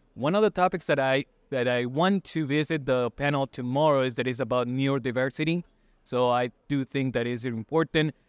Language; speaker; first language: English; non-native, fluent; Spanish